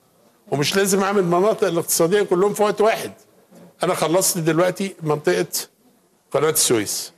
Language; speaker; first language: Arabic; native; Arabic